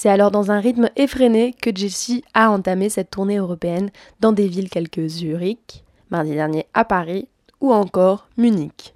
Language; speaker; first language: French; native; French